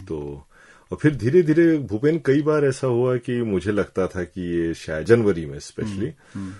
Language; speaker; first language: Hindi; native; Hindi